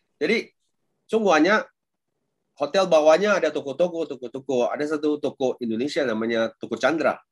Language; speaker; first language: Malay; non-native, local second language; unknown